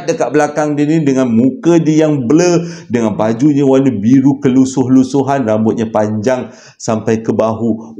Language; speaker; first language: Malay; native; Malay